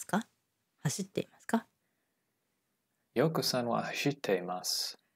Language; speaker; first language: Japanese; non-native, learner; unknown